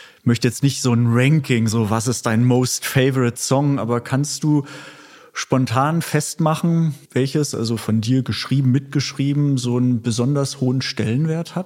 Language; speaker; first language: German; native; German